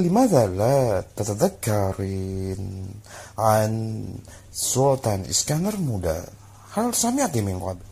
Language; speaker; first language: Arabic; non-native, learner; Indonesian